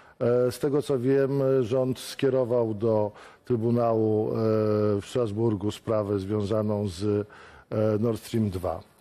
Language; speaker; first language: Polish; native; Polish